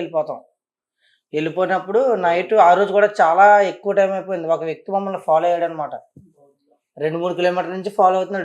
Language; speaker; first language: Telugu; native; Telugu